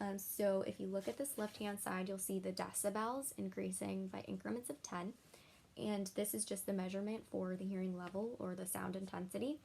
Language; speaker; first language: English; native; English